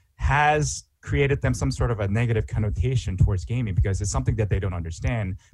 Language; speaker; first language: English; non-native, fluent; Korean